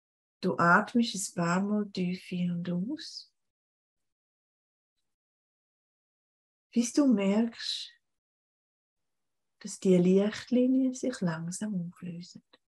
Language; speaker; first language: German; native; German